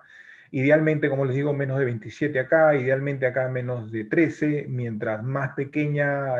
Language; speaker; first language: Spanish; native; Spanish